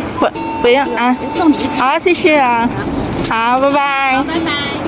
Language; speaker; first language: Chinese; non-native, learner; Filipino